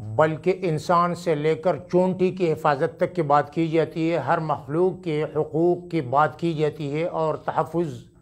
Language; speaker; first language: Urdu; non-native, local second language; Pashto